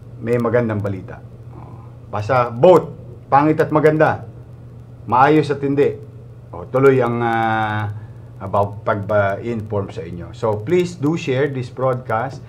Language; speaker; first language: Filipino; native; Filipino